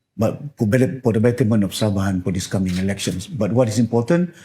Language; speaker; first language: English; non-native, local second language; Malay